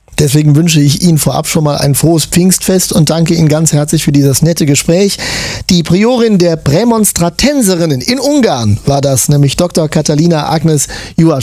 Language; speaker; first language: German; native; German